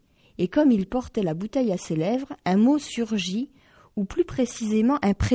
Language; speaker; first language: French; native; French